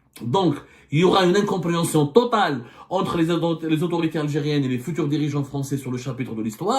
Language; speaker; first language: French; non-native, local second language; Arabic